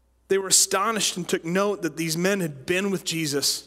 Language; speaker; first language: English; native; English